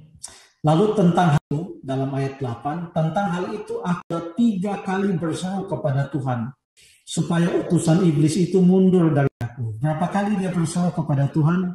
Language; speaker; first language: Indonesian; native; Indonesian